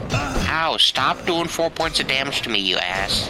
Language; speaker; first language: English; native; English